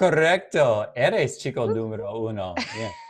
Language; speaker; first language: Spanish; non-native, fluent; English